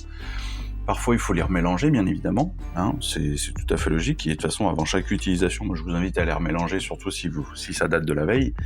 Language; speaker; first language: French; native; French